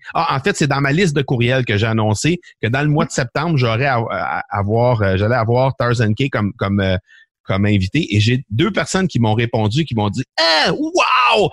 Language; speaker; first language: French; native; French